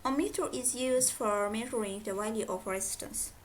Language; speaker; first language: English; non-native, fluent; Azerbaijani